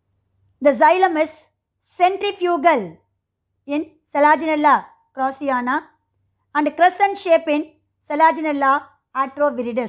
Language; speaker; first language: English; non-native, local second language; Tamil